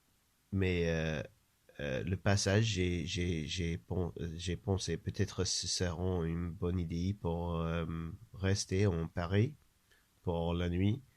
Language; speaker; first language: French; non-native, learner; English